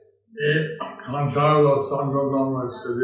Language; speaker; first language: Spanish; non-native, learner; English